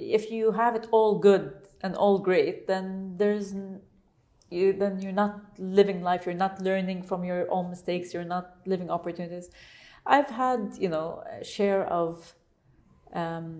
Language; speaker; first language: English; non-native, fluent; Arabic